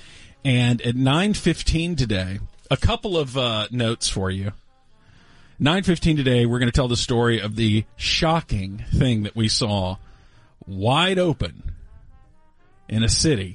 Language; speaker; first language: English; native; English